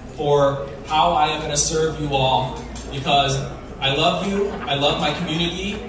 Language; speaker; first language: English; early bilingual, other home language; Vietnamese